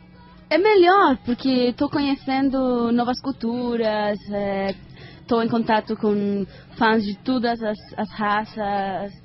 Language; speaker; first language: Portuguese; non-native, learner; Spanish